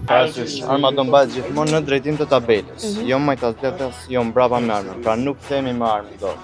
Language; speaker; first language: Albanian; native; Albanian